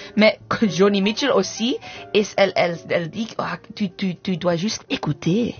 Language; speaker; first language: French; non-native, fluent; English